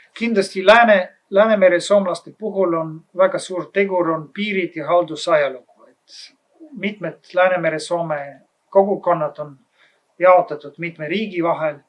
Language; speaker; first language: Estonian; non-native, fluent; Bulgarian